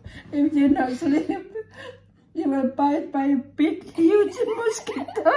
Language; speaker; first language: English; non-native, fluent; Indonesian